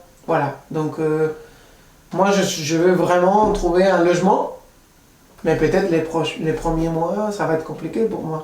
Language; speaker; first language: French; non-native, fluent; Spanish